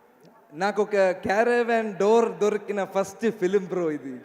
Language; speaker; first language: Telugu; non-native, learner; Malayalam